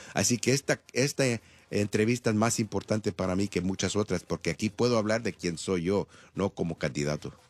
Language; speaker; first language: Spanish; early bilingual, heritage; Spanish